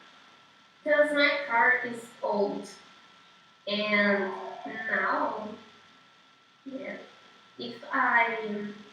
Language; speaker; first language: English; non-native, learner; Portuguese